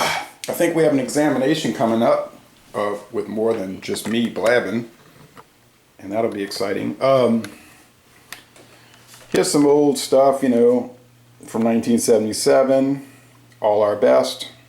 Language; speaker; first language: English; native; English